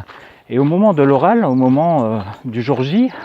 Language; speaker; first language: French; native; French